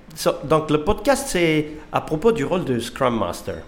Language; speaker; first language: French; non-native, fluent; Portuguese